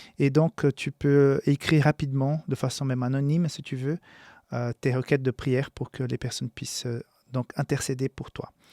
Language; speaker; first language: French; non-native, fluent; Portuguese